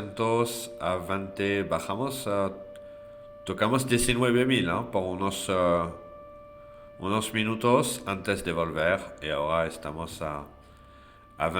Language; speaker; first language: Spanish; non-native, fluent; French